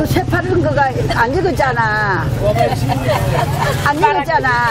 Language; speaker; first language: Korean; native; Korean